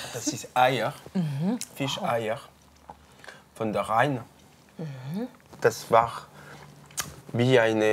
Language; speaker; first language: German; non-native, learner; French